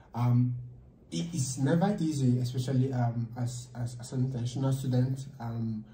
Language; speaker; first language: English; non-native, local second language; Igbo